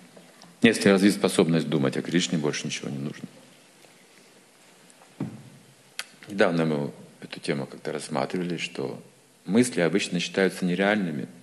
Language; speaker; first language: Russian; native; Russian